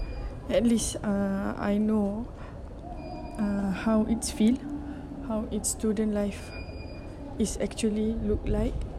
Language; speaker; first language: English; non-native, local second language; Malay